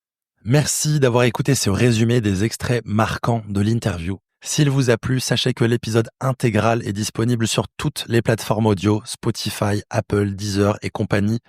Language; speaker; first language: French; native; French